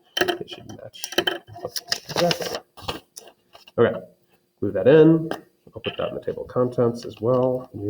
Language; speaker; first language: English; native; English